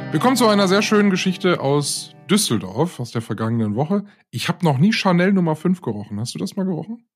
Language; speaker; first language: German; native; German